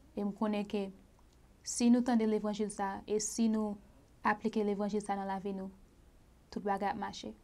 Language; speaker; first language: Haitian Creole; native; Haitian Creole